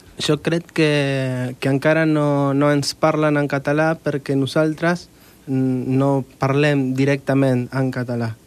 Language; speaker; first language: Catalan; non-native, learner; Spanish